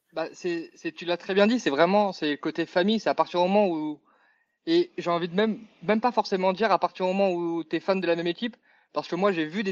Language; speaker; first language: French; native; French